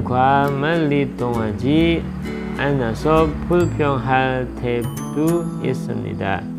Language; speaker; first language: Korean; non-native, fluent; Indonesian